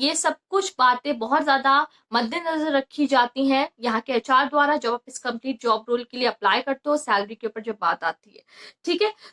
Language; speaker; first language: Hindi; native; Hindi